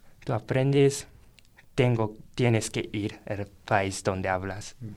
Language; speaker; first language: Spanish; non-native, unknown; Japanese